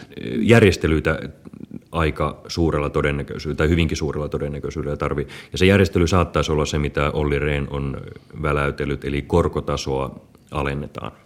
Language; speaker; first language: Finnish; native; Finnish